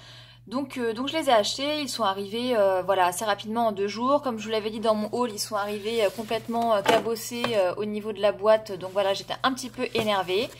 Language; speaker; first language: French; native; French